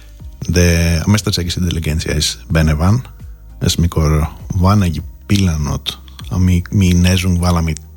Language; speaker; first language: Hungarian; non-native, learner; Greek